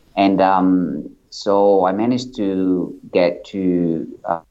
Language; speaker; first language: English; non-native, fluent; Italian